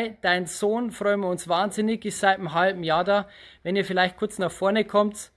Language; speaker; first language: German; native; German